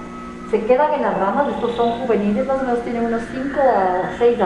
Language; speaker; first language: Spanish; native; Spanish